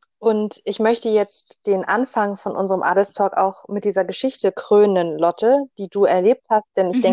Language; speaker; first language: German; native; German